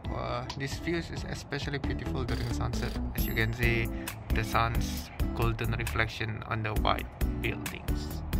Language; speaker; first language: English; non-native, fluent; Indonesian